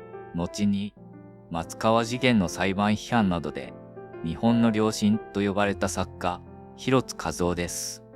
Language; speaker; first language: Japanese; native; Japanese